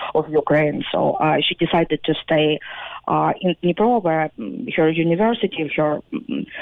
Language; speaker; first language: English; non-native, fluent; Ukrainian